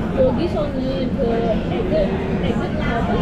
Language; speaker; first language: Korean; non-native, learner; Indonesian